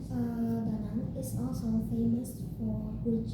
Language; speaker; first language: English; non-native, learner; Vietnamese